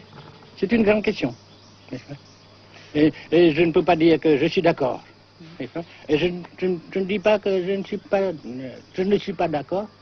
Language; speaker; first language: French; non-native, local second language; Vietnamese